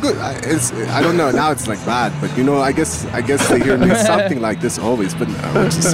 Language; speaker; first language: English; native; English